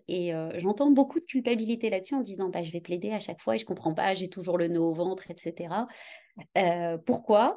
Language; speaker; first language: French; native; French